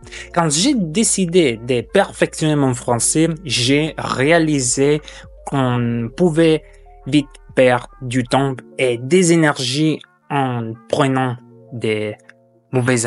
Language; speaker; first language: French; non-native, fluent; German